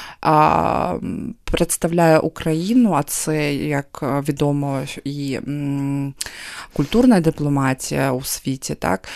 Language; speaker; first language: Ukrainian; non-native, local second language; Russian